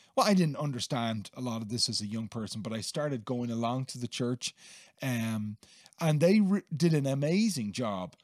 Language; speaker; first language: English; native; English